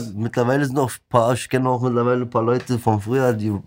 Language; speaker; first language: German; early bilingual, other home language; Turkish